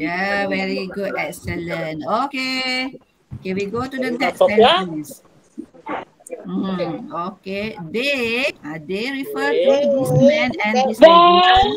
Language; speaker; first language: English; non-native, learner; Malay